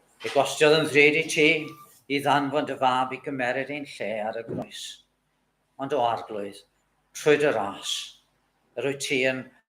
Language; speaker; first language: Welsh; native; Welsh